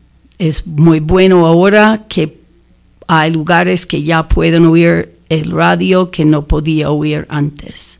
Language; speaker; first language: Spanish; non-native, fluent; English